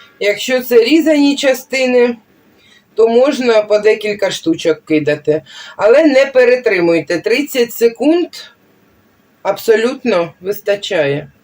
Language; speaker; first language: Ukrainian; non-native, local second language; Russian